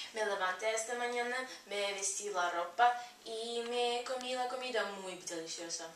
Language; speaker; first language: Spanish; non-native, learner; English